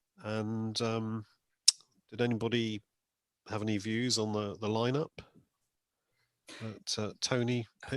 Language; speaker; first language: English; native; English